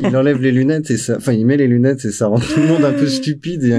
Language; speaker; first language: French; native; French